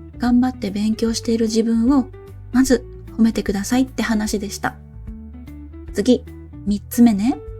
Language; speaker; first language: Japanese; native; Japanese